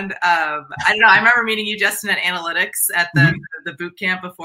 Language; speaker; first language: English; native; English